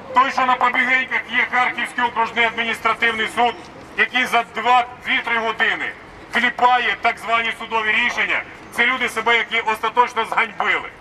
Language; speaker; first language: Ukrainian; native; Ukrainian